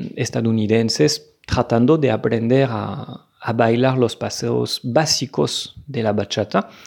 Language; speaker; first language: Spanish; non-native, fluent; French